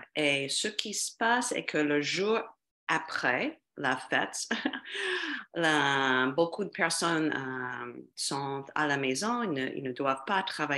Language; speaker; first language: French; non-native, fluent; English